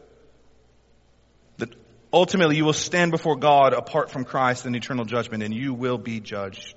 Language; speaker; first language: English; native; English